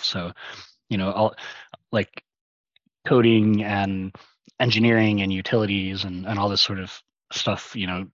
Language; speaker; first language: English; native; English